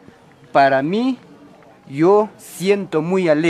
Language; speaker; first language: Spanish; non-native, local second language; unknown